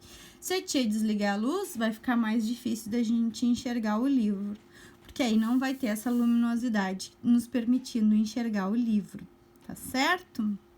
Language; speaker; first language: Portuguese; native; Portuguese